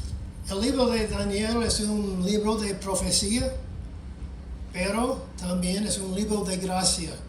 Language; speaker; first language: Spanish; non-native, fluent; English